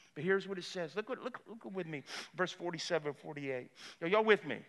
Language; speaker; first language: English; native; English